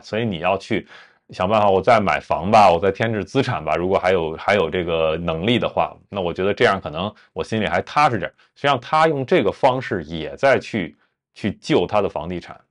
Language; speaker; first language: Chinese; native; Chinese